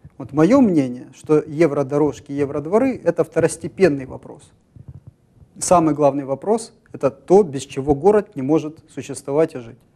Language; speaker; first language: Russian; native; Russian